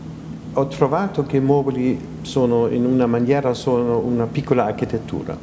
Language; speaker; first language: Italian; non-native, fluent; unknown